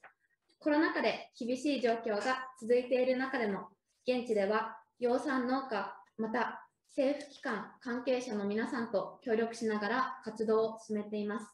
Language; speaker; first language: Japanese; native; Japanese